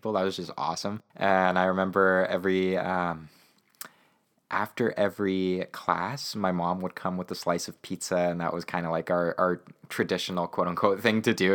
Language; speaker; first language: English; non-native, fluent; Ukrainian